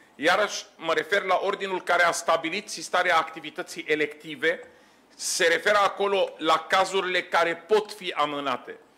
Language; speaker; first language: Romanian; non-native, fluent; Arabic